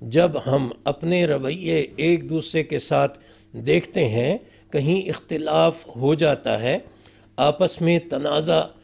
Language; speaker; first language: Urdu; native; Urdu